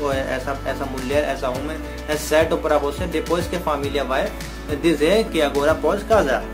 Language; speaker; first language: Portuguese; non-native, learner; Hindi